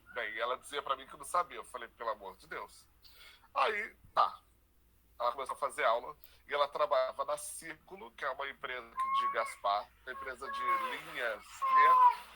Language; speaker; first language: Portuguese; native; Portuguese